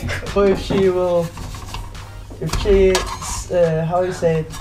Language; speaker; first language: English; non-native, learner; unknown